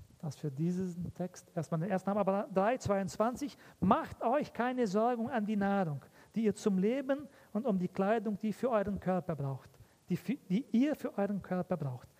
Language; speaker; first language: German; early bilingual, heritage; German